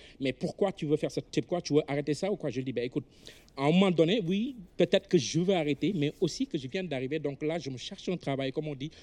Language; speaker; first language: French; non-native, local second language; Wolof